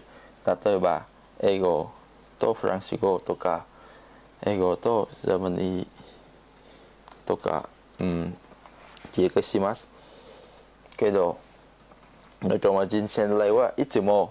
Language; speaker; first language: Japanese; non-native, learner; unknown